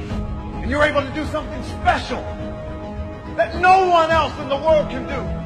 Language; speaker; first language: English; native; English